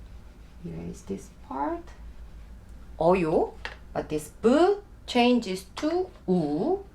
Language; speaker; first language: English; non-native, fluent; Korean